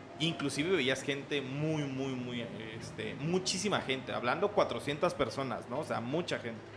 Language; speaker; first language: Spanish; native; Spanish